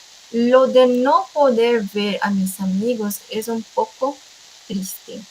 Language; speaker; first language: Spanish; non-native, fluent; Portuguese